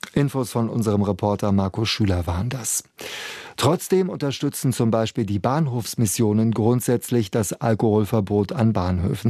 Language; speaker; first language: German; native; German